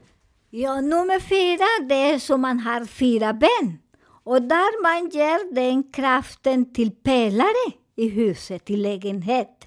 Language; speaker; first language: Swedish; non-native, fluent; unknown